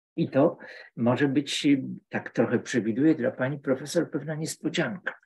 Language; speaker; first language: Polish; native; Polish